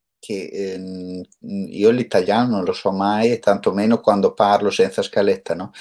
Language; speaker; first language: Italian; native; Italian